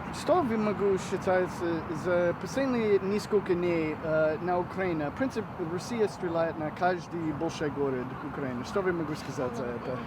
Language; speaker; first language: Russian; non-native, learner; English